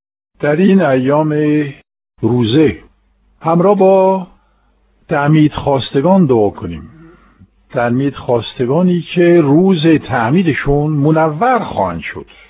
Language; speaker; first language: Persian; non-native, fluent; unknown